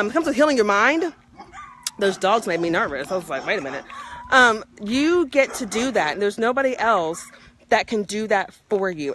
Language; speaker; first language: English; native; English